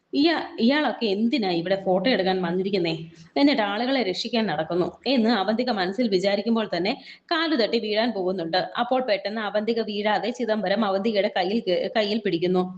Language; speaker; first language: Malayalam; native; Malayalam